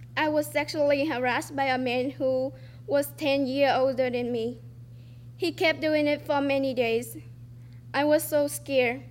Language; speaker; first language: English; non-native, fluent; Vietnamese